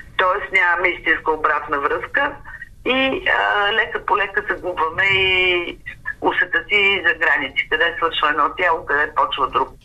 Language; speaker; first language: Bulgarian; native; Bulgarian